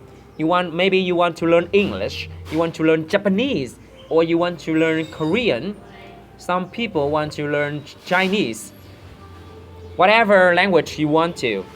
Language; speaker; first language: English; non-native, learner; Vietnamese